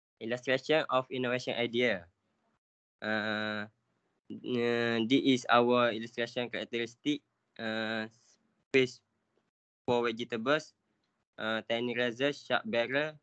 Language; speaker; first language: English; non-native, learner; Malay